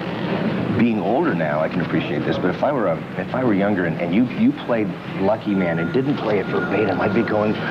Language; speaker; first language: English; native; English